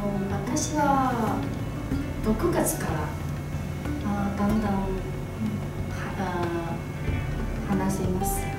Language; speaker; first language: Japanese; non-native, learner; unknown